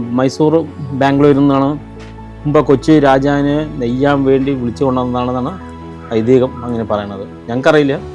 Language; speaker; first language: Malayalam; non-native, local second language; Kannada